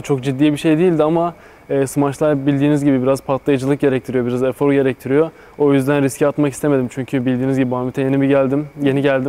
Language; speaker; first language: Turkish; native; Turkish